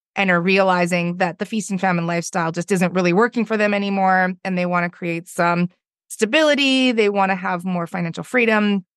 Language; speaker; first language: English; native; English